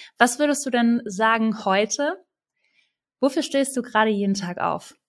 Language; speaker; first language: German; native; German